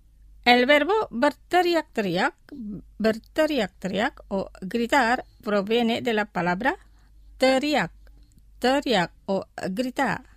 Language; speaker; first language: Spanish; non-native, fluent; Indonesian